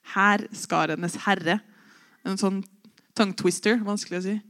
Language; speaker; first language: Norwegian; native; Norwegian